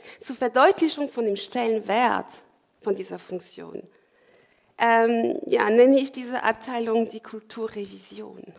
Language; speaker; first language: German; non-native, fluent; French